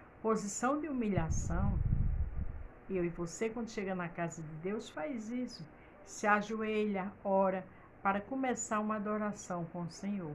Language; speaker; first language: Portuguese; native; Portuguese